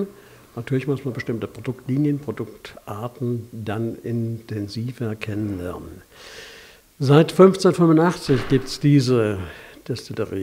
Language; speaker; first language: German; native; German